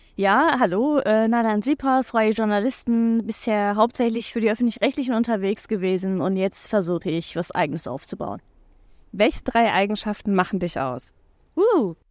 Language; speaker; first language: German; non-native, fluent; Turkish